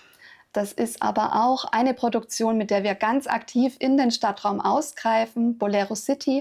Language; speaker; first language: German; native; German